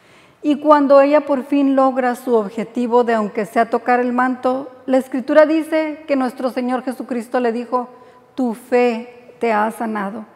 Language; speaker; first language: Spanish; native; Spanish